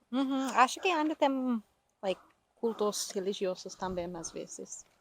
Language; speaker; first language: Portuguese; non-native, fluent; English